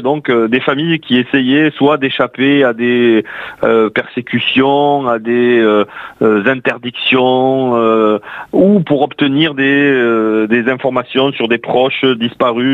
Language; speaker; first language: French; native; French